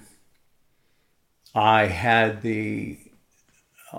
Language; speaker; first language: English; native; English